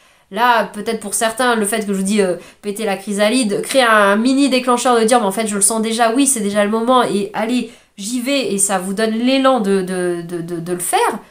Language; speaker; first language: French; native; French